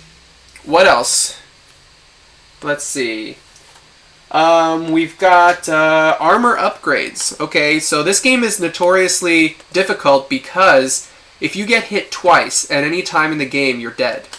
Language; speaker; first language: English; native; English